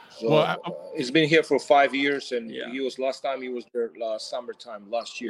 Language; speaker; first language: English; non-native, fluent; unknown